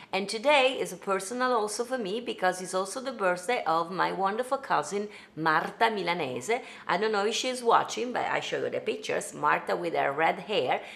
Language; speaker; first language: English; non-native, fluent; Italian